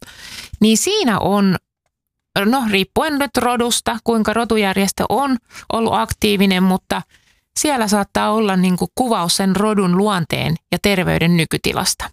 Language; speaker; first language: Finnish; native; Finnish